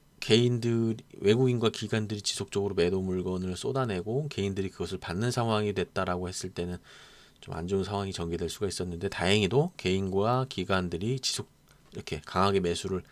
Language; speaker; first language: Korean; native; Korean